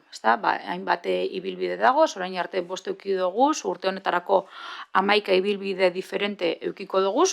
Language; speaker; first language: Basque; native; Basque